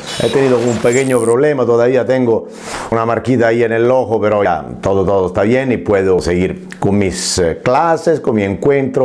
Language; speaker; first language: Spanish; non-native, fluent; Italian